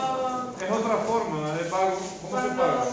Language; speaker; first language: Spanish; native; Spanish